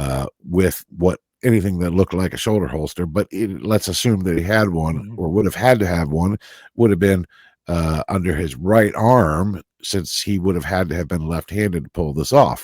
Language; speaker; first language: English; native; English